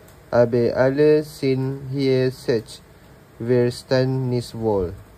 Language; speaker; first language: German; non-native, learner; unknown